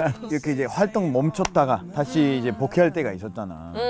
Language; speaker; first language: Korean; non-native, fluent; Spanish